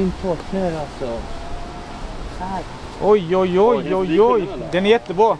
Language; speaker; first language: Swedish; native; Swedish